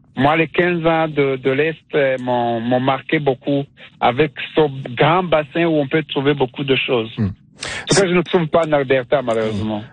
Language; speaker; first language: French; non-native, local second language; Kinyarwanda